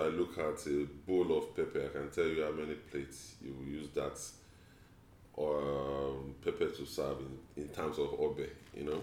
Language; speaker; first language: English; non-native, local second language; Yoruba